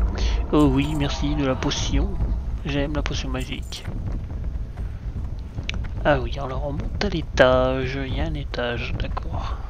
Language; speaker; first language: French; native; French